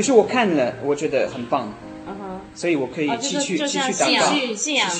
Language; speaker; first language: Chinese; non-native, learner; French